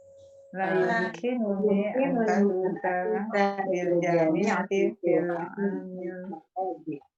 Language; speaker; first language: Arabic; non-native, learner; Indonesian